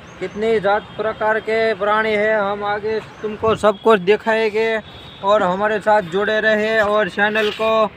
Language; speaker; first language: Hindi; non-native, local second language; Gujarati